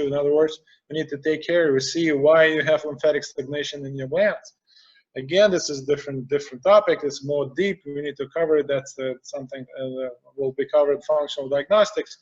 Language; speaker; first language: English; non-native, fluent; Russian